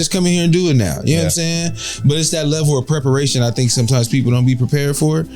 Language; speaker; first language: English; native; English